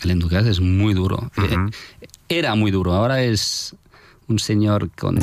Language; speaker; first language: Spanish; non-native, fluent; French